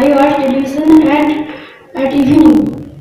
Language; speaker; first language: English; non-native, learner; Bangla